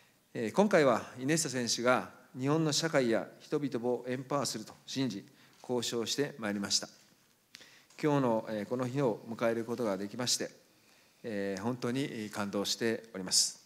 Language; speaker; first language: Japanese; native; Japanese